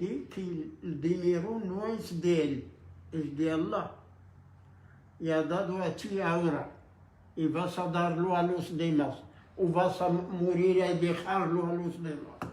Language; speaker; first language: Spanish; non-native, fluent; Arabic